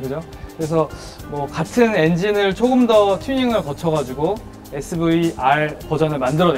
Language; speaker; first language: Korean; native; Korean